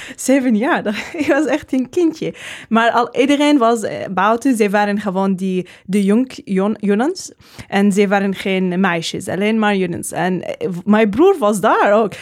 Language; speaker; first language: Dutch; non-native, learner; Arabic